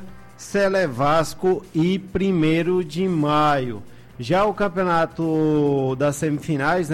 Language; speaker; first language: Portuguese; native; Portuguese